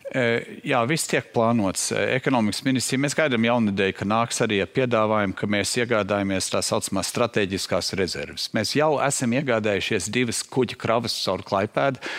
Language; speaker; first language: Latvian; native; Latvian